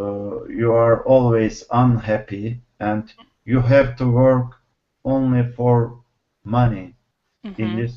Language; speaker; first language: English; non-native, learner; Turkish